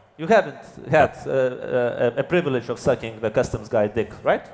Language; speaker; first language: English; non-native, fluent; Lithuanian